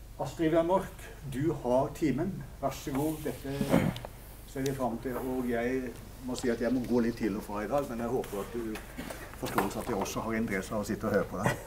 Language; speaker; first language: Norwegian; native; Norwegian